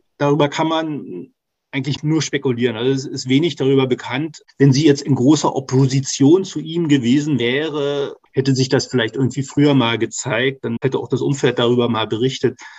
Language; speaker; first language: German; native; German